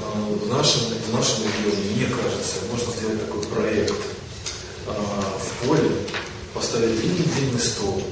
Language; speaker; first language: Russian; native; Russian